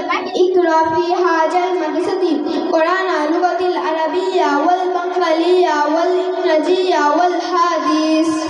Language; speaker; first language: Arabic; non-native, learner; Bangla